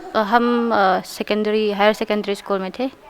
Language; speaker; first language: Hindi; non-native, local second language; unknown